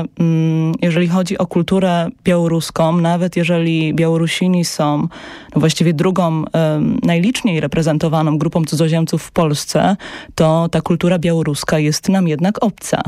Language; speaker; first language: Polish; native; Polish